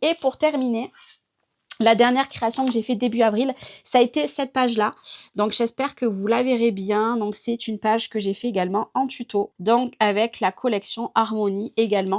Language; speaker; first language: French; native; French